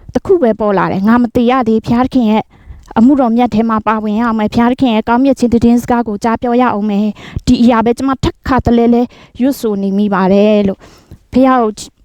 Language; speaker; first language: Burmese; non-native, local second language; Shan